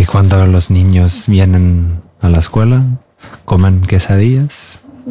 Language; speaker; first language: Spanish; non-native, learner; Norwegian